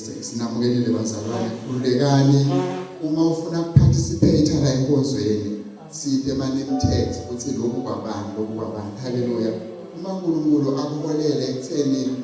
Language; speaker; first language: Zulu; non-native, local second language; Swati